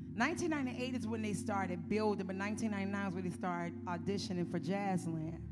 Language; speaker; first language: English; native; English